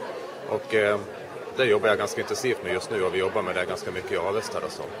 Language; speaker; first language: Swedish; native; Swedish